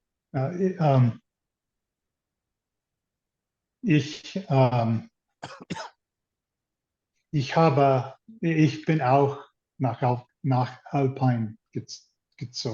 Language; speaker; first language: German; non-native, learner; English